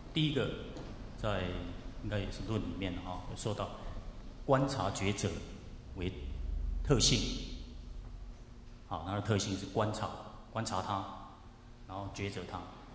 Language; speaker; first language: Chinese; native; Chinese